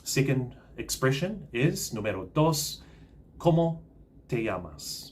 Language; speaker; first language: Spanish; non-native, fluent; English